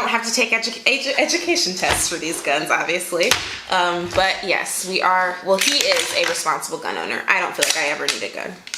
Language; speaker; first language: English; native; English